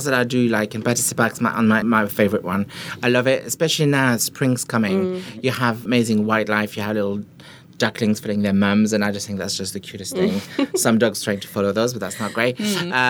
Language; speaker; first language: English; non-native, fluent; French